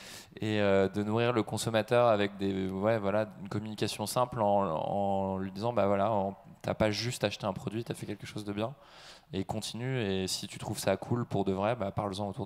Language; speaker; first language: French; native; French